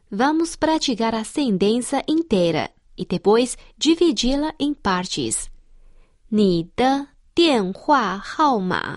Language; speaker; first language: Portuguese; non-native, fluent; Chinese